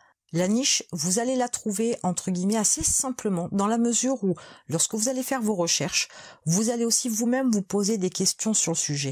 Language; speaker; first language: French; native; French